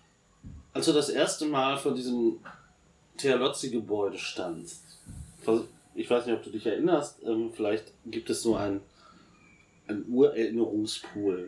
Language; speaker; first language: German; native; German